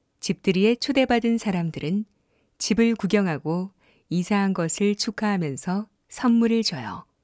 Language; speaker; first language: Korean; native; Korean